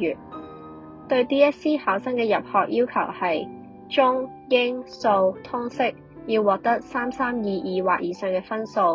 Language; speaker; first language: Chinese; non-native, local second language; Cantonese